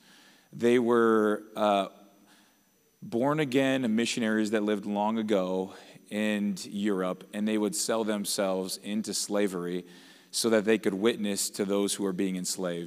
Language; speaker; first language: English; native; English